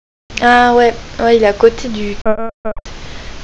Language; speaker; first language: French; native; French